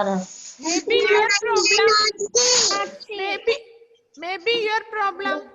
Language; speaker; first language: English; non-native, fluent; Malayalam